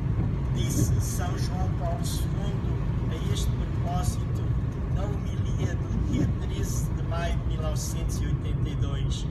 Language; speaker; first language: Portuguese; native; Portuguese